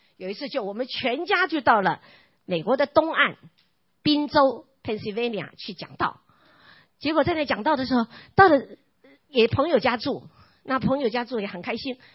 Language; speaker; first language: Chinese; non-native, local second language; Hakka Chinese